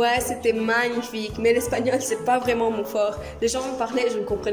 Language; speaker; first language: French; non-native, local second language; Arabic